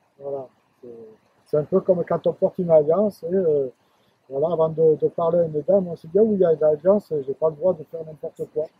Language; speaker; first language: French; native; French